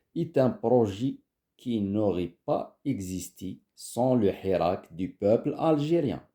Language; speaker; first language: French; non-native, local second language; Arabic